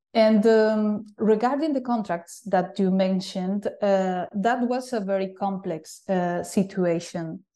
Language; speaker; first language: English; non-native, fluent; Galician